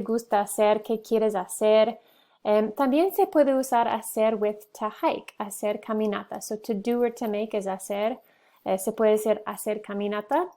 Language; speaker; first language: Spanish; non-native, fluent; English